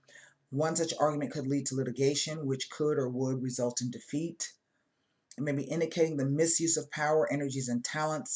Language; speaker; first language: English; native; English